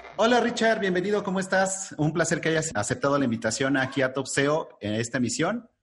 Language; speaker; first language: Spanish; native; Spanish